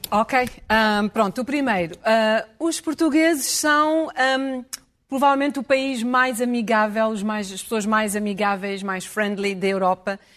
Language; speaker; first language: Portuguese; early bilingual, heritage; English